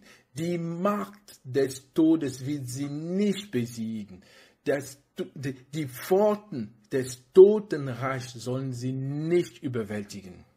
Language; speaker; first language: German; non-native, fluent; French